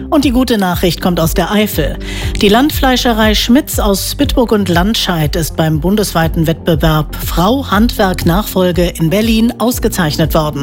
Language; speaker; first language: German; native; German